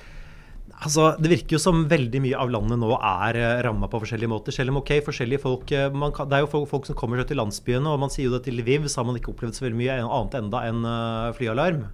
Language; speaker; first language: Norwegian; native; Norwegian